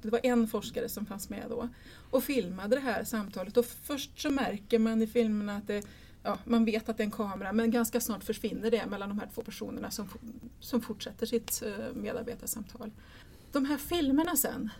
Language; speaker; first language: Swedish; native; Swedish